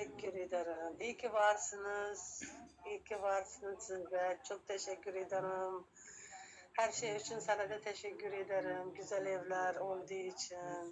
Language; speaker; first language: Turkish; non-native, learner; Uzbek